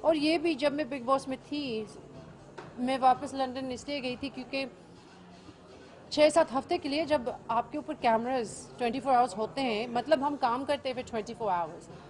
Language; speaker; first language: Hindi; early bilingual, heritage; English